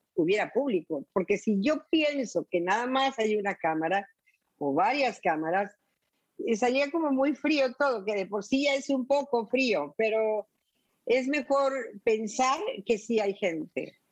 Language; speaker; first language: Spanish; native; Spanish